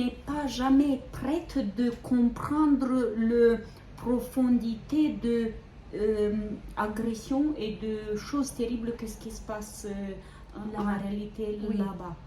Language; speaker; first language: French; non-native, fluent; Ukrainian